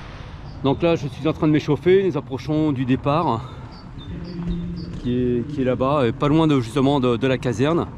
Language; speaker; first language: French; native; French